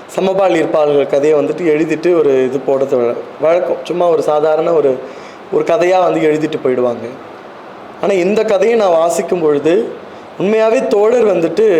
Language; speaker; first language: Tamil; native; Tamil